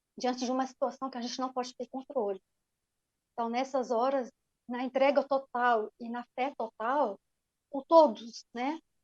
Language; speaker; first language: Portuguese; non-native, fluent; Arabic